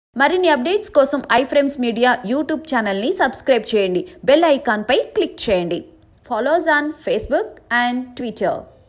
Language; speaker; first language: Telugu; native; Telugu